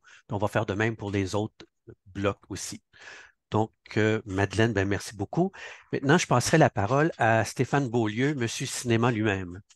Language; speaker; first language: French; native; French